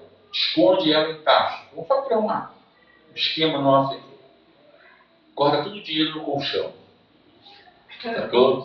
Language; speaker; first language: Portuguese; native; Portuguese